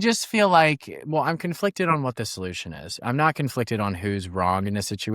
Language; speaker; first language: English; native; English